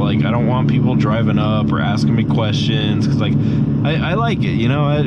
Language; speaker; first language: English; native; English